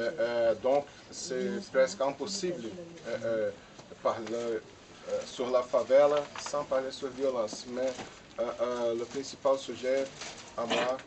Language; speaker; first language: French; non-native, learner; Portuguese